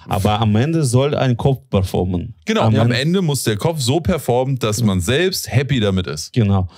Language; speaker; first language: German; non-native, fluent; Latvian